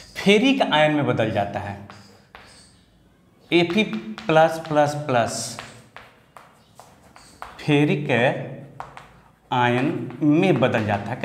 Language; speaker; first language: Hindi; native; Hindi